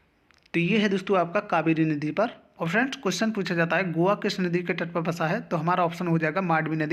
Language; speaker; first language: Hindi; native; Hindi